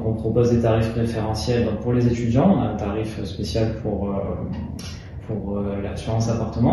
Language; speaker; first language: French; native; French